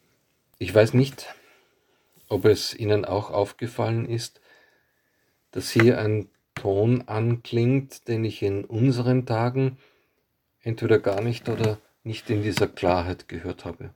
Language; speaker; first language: German; native; German